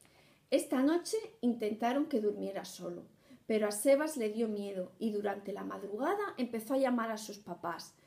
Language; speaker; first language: Spanish; native; Spanish